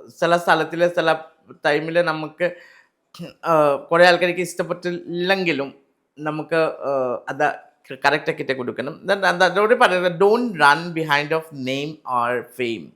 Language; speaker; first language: Malayalam; non-native, learner; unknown